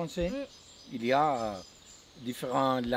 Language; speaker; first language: French; non-native, learner; Spanish